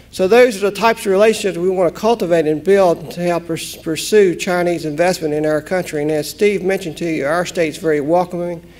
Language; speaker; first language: English; native; English